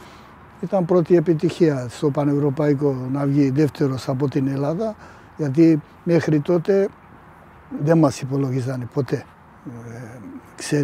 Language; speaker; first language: Greek; non-native, fluent; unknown